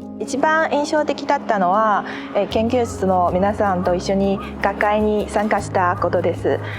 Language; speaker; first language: Japanese; non-native, fluent; Chinese